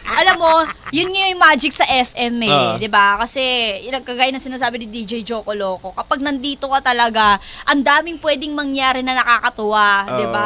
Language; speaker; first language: Filipino; native; Filipino